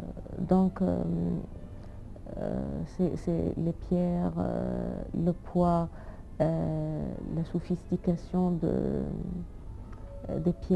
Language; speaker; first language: French; non-native, fluent; Arabic